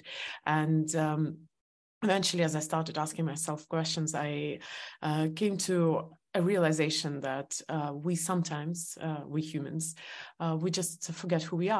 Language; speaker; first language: English; non-native, fluent; Estonian